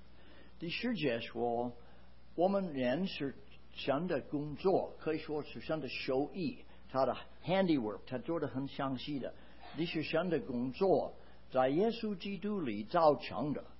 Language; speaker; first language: Chinese; non-native, fluent; English